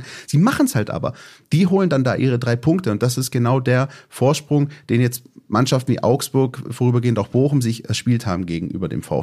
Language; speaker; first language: German; native; German